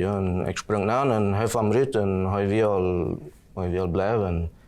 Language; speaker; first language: German; non-native, local second language; Plautdietsch